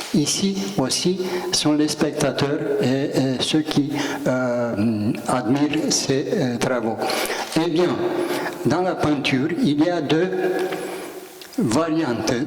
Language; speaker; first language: French; non-native, learner; Romanian